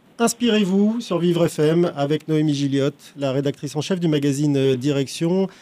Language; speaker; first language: French; native; French